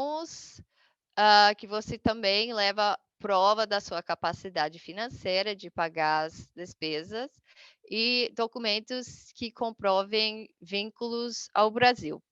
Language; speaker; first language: Portuguese; non-native, fluent; English